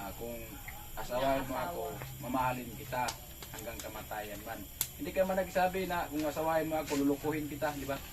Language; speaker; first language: Filipino; non-native, local second language; Masbatenyo